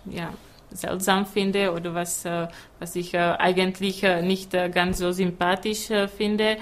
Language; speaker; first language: German; non-native, fluent; Czech